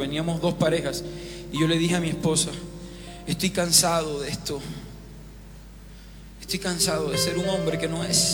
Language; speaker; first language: Spanish; native; Spanish